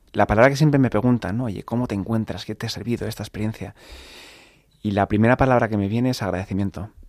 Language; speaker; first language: Spanish; native; Spanish